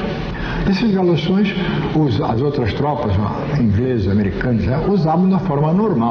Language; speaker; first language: Portuguese; native; Portuguese